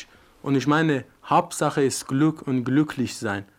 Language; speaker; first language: German; non-native, fluent; Persian